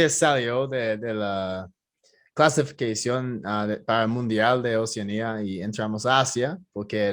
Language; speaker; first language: Spanish; non-native, fluent; English